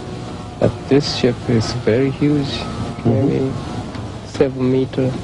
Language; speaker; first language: English; non-native, learner; Japanese